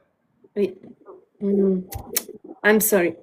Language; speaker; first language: English; non-native, learner; Arabic